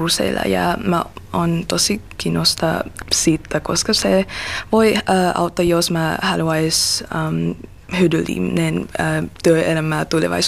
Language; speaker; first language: Finnish; non-native, learner; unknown